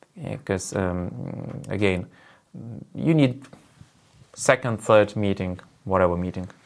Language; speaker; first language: English; non-native, fluent; Lithuanian